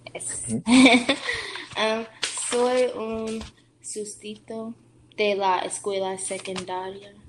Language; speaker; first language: Spanish; non-native, learner; English